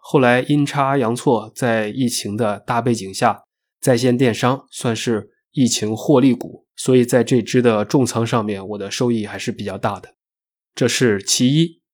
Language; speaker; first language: Chinese; native; Chinese